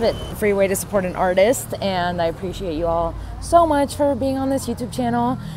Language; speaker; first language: English; early bilingual, other home language; Spanish